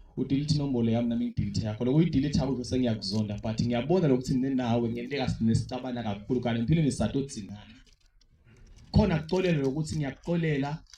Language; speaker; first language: Zulu; non-native, local second language; Swati